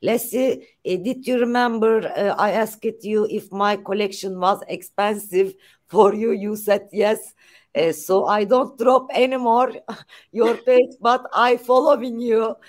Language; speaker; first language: English; non-native, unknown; Turkish